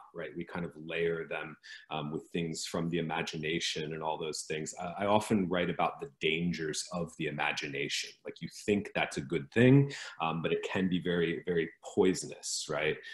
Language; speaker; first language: English; native; English